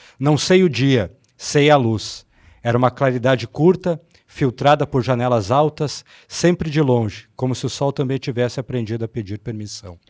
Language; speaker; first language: Portuguese; native; Portuguese